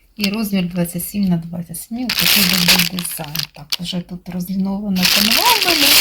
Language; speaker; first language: Ukrainian; non-native, local second language; Russian